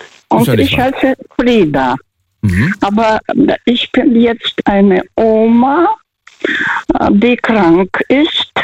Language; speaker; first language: German; non-native, fluent; Russian